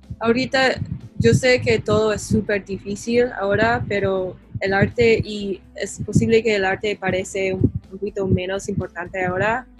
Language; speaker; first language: Spanish; non-native, learner; English